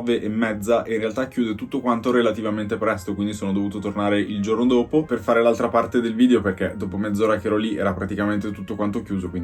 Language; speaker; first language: Italian; native; Italian